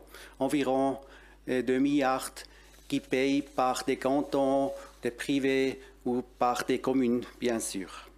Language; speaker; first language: French; non-native, local second language; German